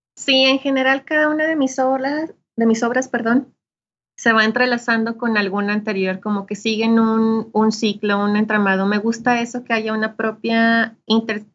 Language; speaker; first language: Spanish; native; Spanish